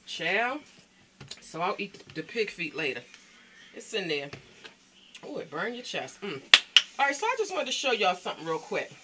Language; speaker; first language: English; native; English